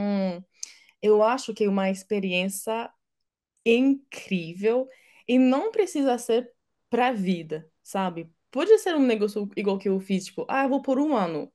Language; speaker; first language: Portuguese; non-native, fluent; French